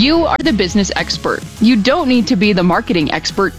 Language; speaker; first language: English; native; English